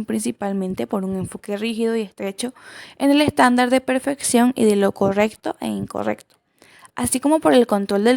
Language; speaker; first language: Spanish; native; Spanish